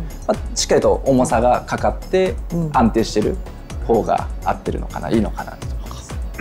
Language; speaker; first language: Japanese; native; Japanese